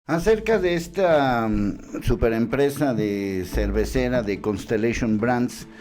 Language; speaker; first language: Spanish; native; Spanish